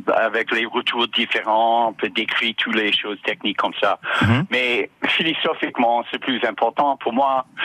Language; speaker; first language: French; non-native, learner; English